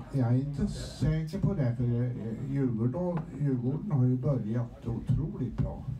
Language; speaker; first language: Swedish; native; Swedish